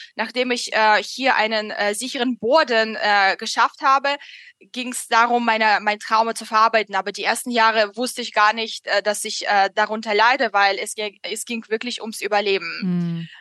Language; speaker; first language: German; non-native, fluent; Russian